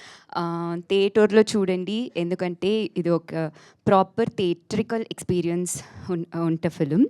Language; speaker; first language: Telugu; non-native, fluent; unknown